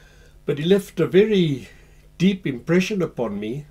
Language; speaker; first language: English; native; English